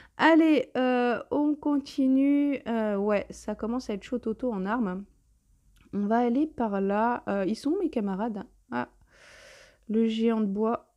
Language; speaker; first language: French; native; French